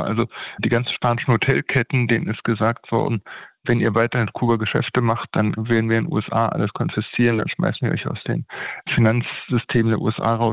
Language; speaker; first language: German; native; German